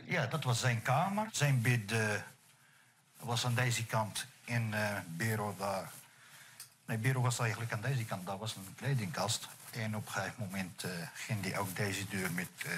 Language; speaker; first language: Dutch; non-native, fluent; Arabic